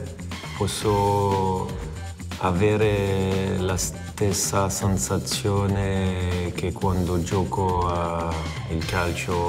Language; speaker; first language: Italian; non-native, fluent; French